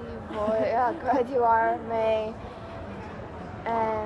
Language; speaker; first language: Spanish; non-native, learner; English